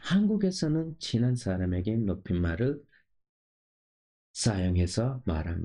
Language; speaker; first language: Korean; non-native, local second language; Nepali